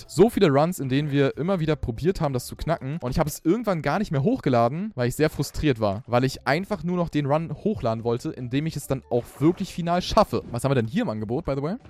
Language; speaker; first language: German; native; German